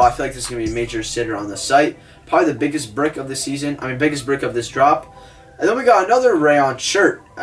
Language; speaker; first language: English; native; English